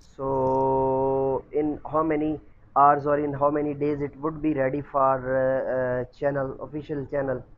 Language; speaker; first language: English; non-native, local second language; Urdu